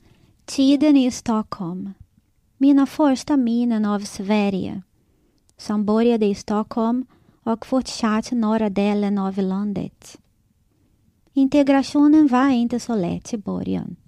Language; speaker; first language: Swedish; non-native, fluent; Portuguese